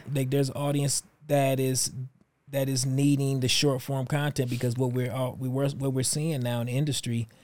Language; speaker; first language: English; native; English